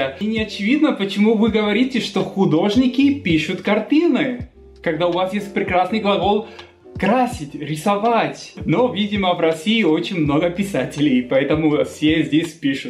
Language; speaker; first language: Russian; non-native, fluent; Spanish